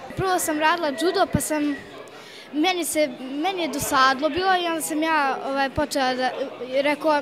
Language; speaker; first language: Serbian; early bilingual, other home language; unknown